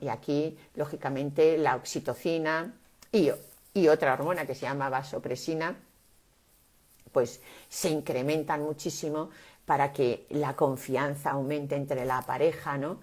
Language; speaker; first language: Spanish; native; Spanish